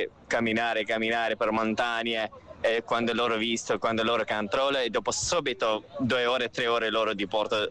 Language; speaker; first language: Italian; non-native, learner; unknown